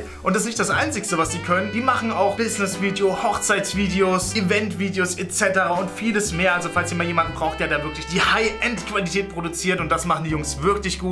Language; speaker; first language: German; native; German